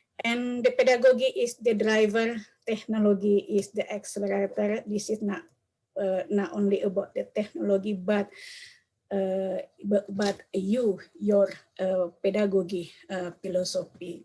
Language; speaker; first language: English; non-native, learner; Indonesian